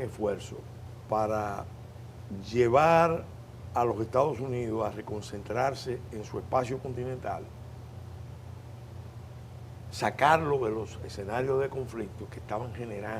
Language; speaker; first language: Spanish; native; Spanish